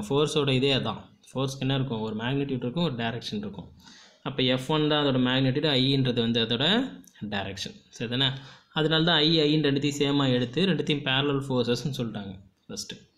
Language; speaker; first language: Tamil; native; Tamil